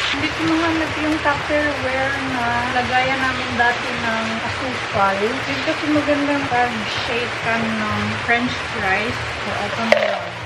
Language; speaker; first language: Filipino; non-native, local second language; Cebuano